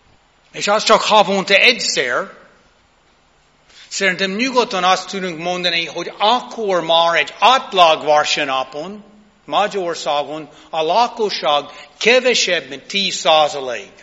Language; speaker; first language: Hungarian; non-native, fluent; English